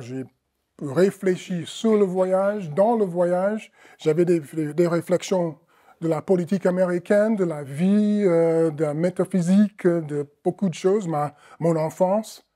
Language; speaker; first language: French; non-native, fluent; English